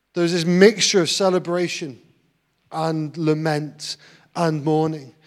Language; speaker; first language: English; native; English